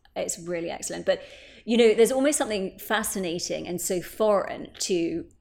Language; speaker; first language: English; native; English